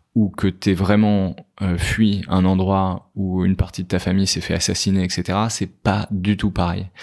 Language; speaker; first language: French; native; French